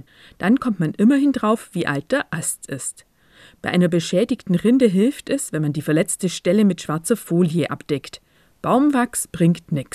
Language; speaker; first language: German; native; German